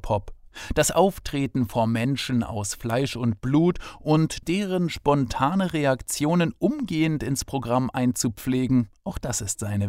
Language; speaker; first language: German; native; German